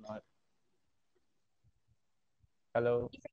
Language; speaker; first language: English; non-native, learner; Hindi